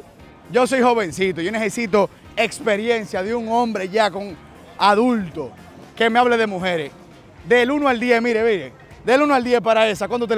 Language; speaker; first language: Spanish; native; Spanish